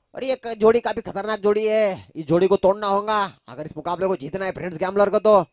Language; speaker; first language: Hindi; non-native, local second language; Marathi